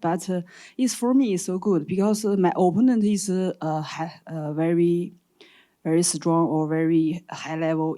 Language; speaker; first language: English; non-native, learner; Chinese